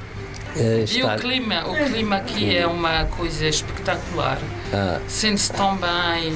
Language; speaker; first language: Portuguese; early bilingual, heritage; Portuguese